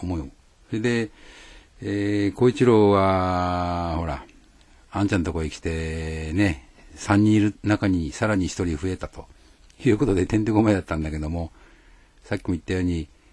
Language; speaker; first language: Japanese; native; Japanese